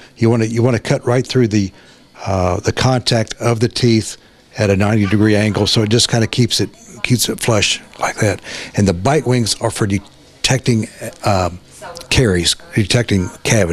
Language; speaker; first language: English; native; English